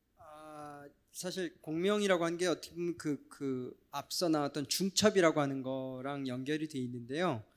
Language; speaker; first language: Korean; native; Korean